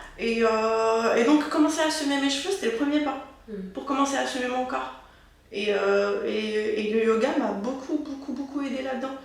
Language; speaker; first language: French; non-native, local second language; Arabic